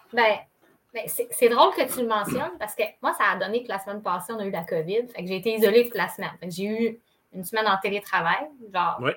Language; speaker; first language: French; native; French